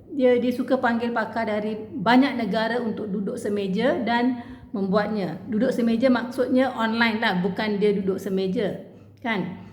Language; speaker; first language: Malay; non-native, local second language; Tamil